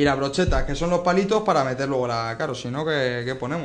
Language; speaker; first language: Spanish; native; Spanish